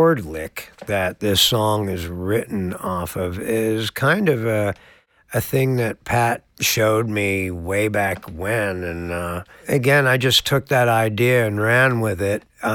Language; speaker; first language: English; native; English